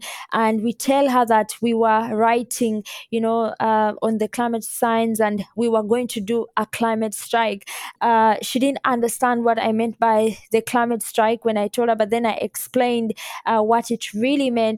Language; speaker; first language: English; non-native, local second language; Ganda